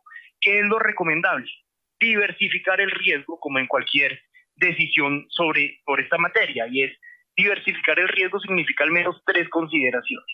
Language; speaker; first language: Spanish; native; Spanish